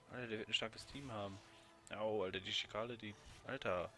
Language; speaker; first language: German; native; German